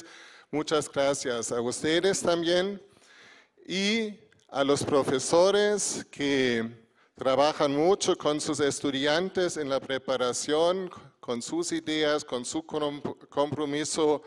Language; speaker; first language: Spanish; non-native, fluent; German